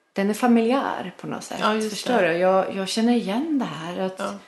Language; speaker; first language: Swedish; native; Swedish